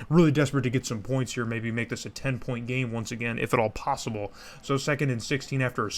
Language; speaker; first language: English; native; English